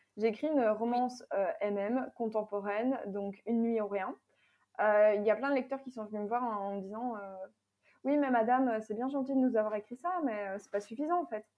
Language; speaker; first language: French; native; French